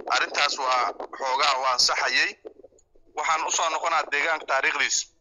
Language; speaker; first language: Somali; non-native, local second language; Swahili